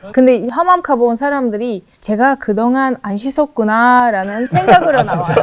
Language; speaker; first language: Korean; non-native, fluent; Turkish